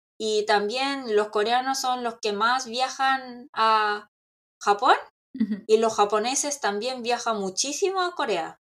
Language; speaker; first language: Spanish; non-native, fluent; Korean